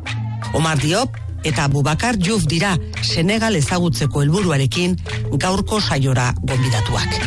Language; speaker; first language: Basque; native; Basque